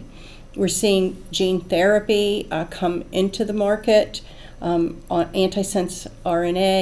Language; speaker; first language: English; native; English